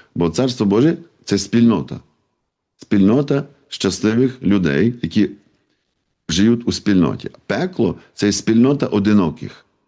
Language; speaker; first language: Ukrainian; native; Ukrainian